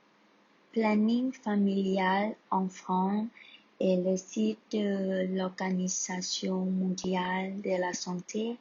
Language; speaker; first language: French; non-native, learner; Thai